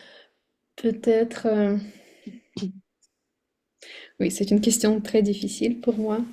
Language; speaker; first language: French; non-native, fluent; Russian